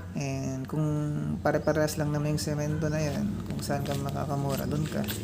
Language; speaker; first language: Filipino; non-native, local second language; Iloko